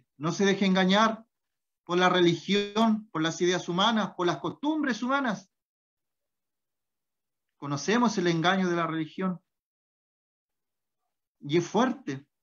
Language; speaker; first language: Spanish; native; Spanish